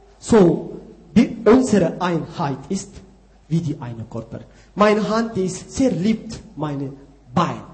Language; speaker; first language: German; non-native, learner; Tigrinya